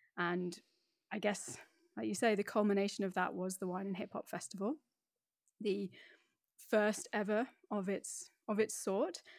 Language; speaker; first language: English; native; English